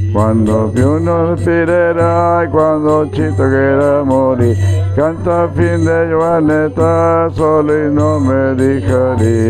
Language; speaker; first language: Italian; non-native, learner; Spanish